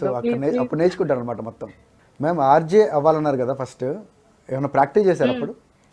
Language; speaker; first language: Telugu; native; Telugu